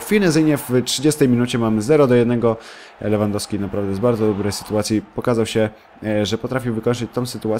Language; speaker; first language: Polish; native; Polish